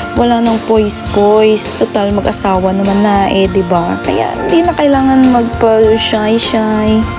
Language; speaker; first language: Filipino; non-native, local second language; Hiligaynon